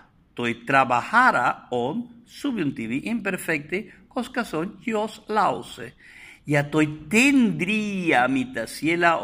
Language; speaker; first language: Finnish; non-native, fluent; Spanish